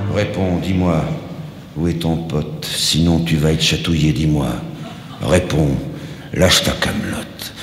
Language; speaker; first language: French; native; French